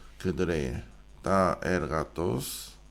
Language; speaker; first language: Greek; non-native, learner; Korean